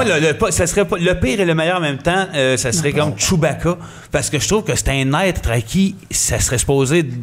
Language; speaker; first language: French; native; French